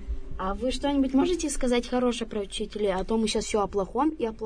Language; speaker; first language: Russian; native; Russian